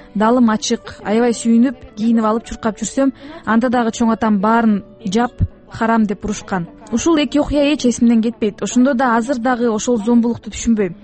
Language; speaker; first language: Kyrgyz; non-native, local second language; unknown